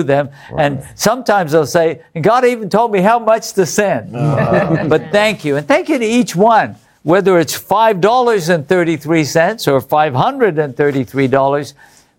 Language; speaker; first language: English; native; English